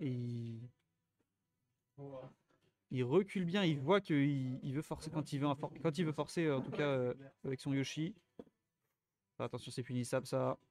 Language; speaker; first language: French; native; French